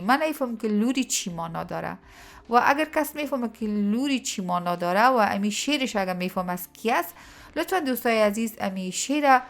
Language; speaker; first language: Persian; native; Persian